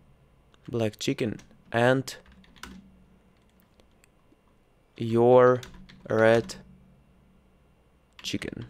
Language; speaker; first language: English; non-native, learner; Russian